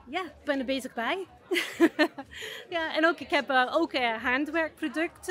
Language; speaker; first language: Dutch; non-native, fluent; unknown